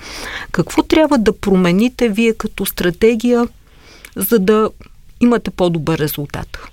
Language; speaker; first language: Bulgarian; native; Bulgarian